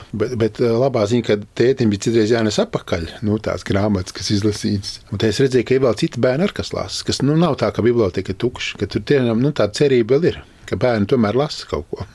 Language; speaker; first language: Latvian; native; Latvian